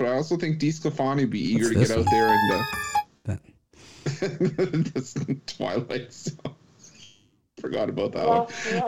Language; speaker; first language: English; native; English